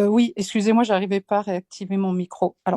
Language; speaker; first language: French; native; French